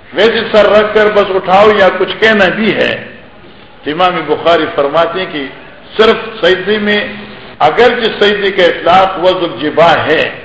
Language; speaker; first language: Urdu; non-native, local second language; Northern Hindko